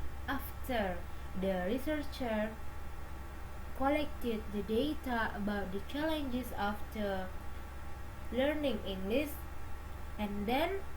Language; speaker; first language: English; non-native, learner; Indonesian